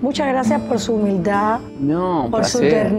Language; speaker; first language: Spanish; native; Spanish